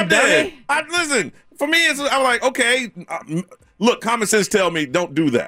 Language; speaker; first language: English; native; English